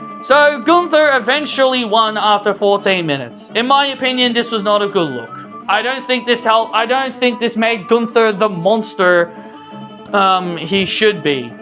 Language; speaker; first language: English; native; English